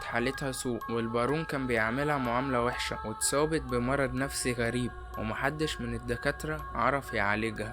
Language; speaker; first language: Arabic; native; Arabic